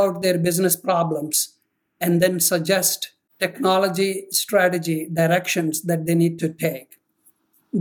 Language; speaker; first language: English; non-native, local second language; Telugu